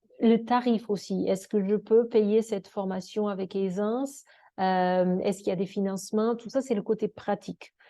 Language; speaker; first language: French; non-native, fluent; Portuguese